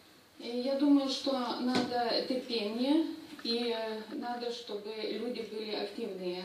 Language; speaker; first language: Russian; non-native, fluent; Lithuanian